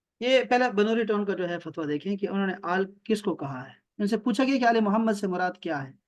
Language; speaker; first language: Urdu; non-native, local second language; Pashto